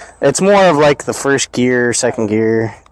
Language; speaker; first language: English; native; English